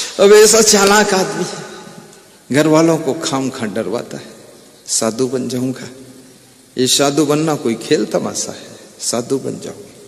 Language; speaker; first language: Hindi; native; Hindi